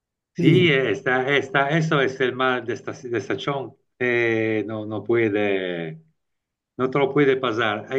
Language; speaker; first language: Spanish; non-native, learner; Italian